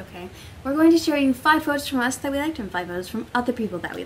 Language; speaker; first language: English; native; English